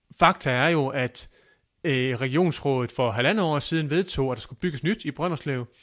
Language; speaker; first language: Danish; native; Danish